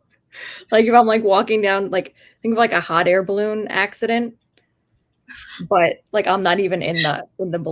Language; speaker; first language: English; native; English